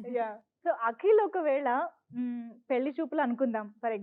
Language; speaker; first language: Telugu; native; Telugu